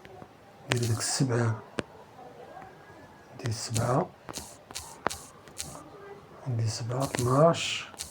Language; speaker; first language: Arabic; native; Arabic